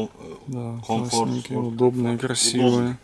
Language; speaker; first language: Russian; native; Russian